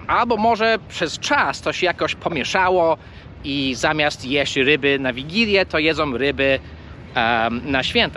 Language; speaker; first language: Polish; early bilingual, heritage; English